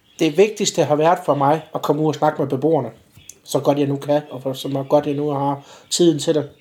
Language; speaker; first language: Danish; native; Danish